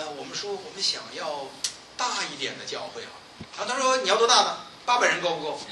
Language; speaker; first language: Chinese; native; Chinese